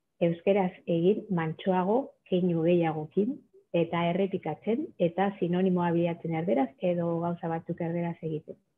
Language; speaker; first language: Basque; non-native, local second language; Spanish